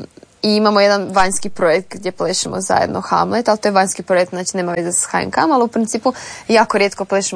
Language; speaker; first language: Serbian; native; Serbian